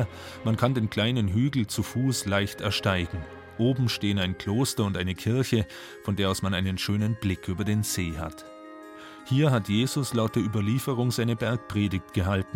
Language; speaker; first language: German; native; German